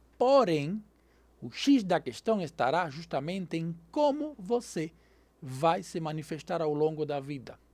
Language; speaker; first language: Portuguese; non-native, fluent; Spanish